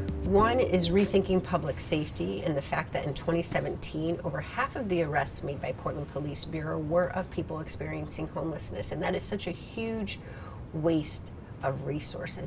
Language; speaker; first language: English; native; English